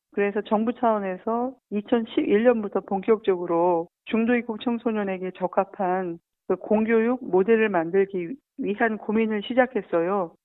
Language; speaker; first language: Korean; native; Korean